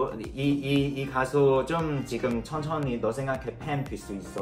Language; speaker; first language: Korean; non-native, learner; Cantonese